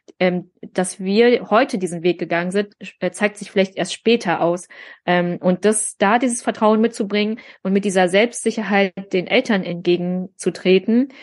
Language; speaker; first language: German; early bilingual, other home language; Vietnamese